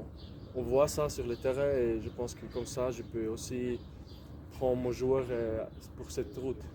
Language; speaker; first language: French; non-native, local second language; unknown